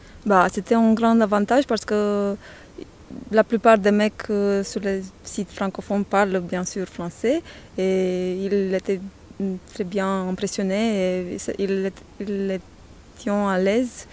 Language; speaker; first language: French; non-native, learner; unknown